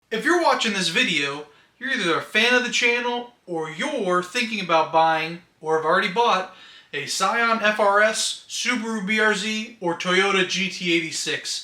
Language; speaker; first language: English; native; English